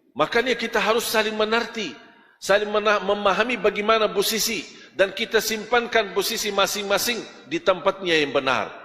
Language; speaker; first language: Malay; non-native, fluent; Arabic